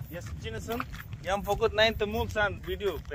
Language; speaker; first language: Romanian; non-native, learner; Bangla